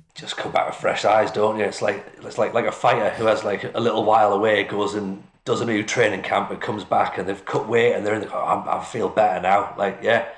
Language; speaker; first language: English; native; English